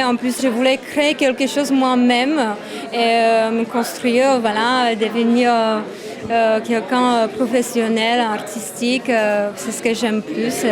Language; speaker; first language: French; non-native, fluent; Czech